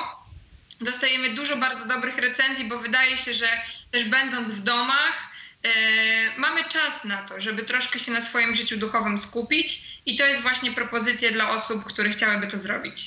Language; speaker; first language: Polish; native; Polish